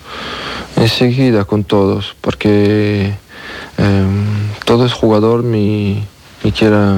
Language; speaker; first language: Spanish; non-native, learner; French